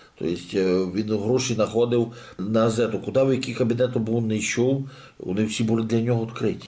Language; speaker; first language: Ukrainian; native; Ukrainian